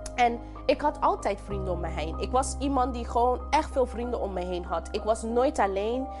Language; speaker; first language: Dutch; non-native, local second language; English